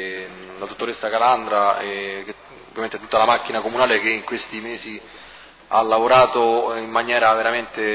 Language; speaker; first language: Italian; native; Italian